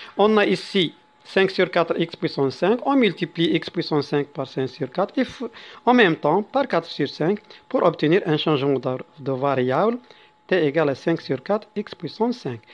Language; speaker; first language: French; non-native, local second language; Arabic